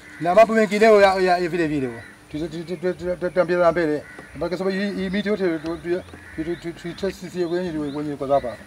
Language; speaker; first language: Swahili; native; Swahili